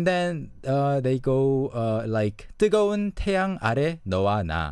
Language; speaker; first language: Korean; native; Korean